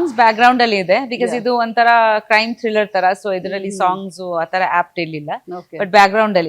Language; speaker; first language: Kannada; non-native, local second language; Bangla